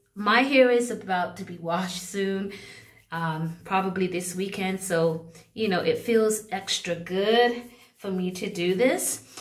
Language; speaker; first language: English; native; English